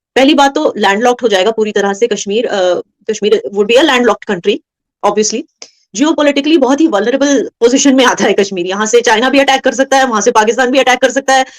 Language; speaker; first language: Hindi; non-native, local second language; Kashmiri